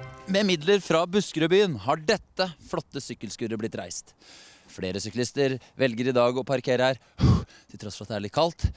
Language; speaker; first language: Norwegian; native; Norwegian